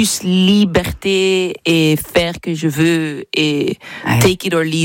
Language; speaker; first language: French; non-native, fluent; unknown